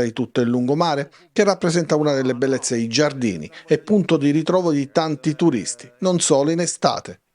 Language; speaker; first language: Italian; native; Italian